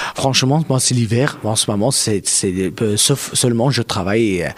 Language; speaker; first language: French; non-native, fluent; Persian